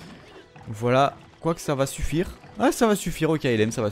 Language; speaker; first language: French; native; French